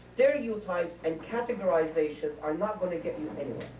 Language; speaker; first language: English; non-native, fluent; Arabic